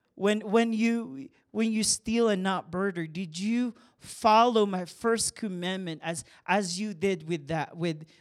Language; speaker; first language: English; non-native, local second language; Filipino